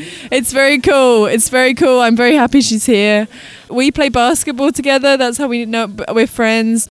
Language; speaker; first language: English; native; English